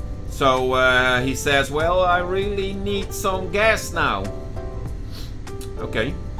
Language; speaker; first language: English; non-native, fluent; Dutch